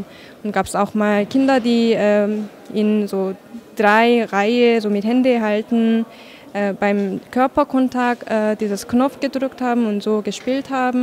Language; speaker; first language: German; non-native, fluent; Korean